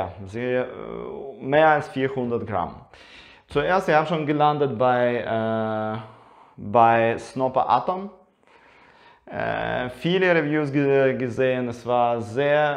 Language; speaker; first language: German; non-native, learner; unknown